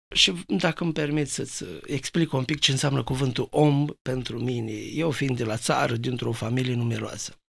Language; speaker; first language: Romanian; native; Romanian